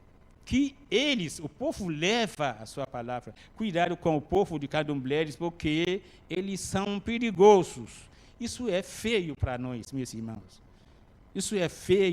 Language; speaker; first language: Portuguese; non-native, learner; Arabic